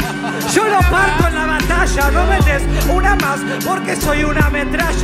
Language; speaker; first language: Spanish; native; Spanish